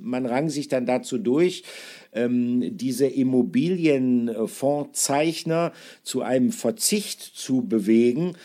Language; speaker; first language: German; native; German